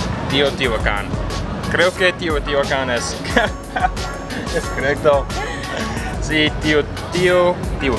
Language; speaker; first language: Spanish; non-native, learner; English